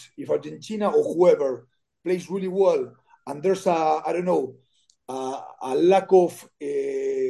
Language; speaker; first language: English; non-native, fluent; Spanish